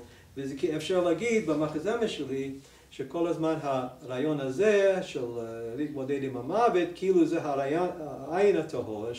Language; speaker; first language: Hebrew; non-native, fluent; English